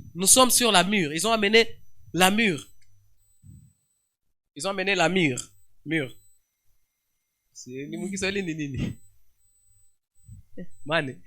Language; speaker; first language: French; non-native, local second language; Swahili